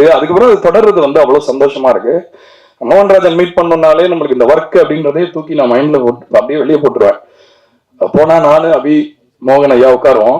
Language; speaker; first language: Tamil; native; Tamil